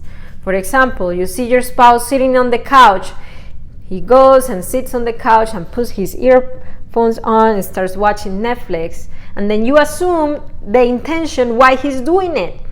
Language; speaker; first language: English; non-native, fluent; Spanish